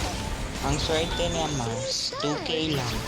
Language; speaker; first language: Filipino; native; Filipino